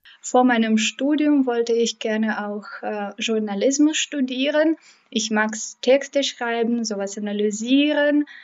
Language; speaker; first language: German; non-native, fluent; Russian